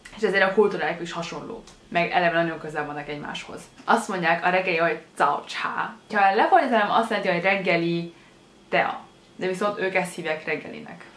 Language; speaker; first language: Hungarian; early bilingual, other home language; Chinese